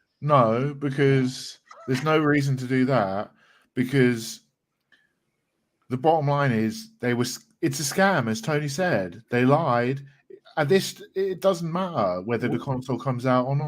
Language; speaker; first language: English; native; English